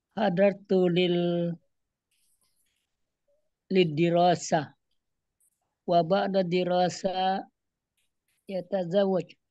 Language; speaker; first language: Arabic; non-native, learner; Indonesian